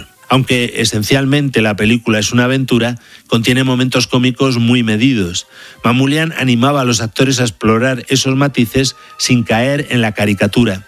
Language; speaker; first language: Spanish; native; Spanish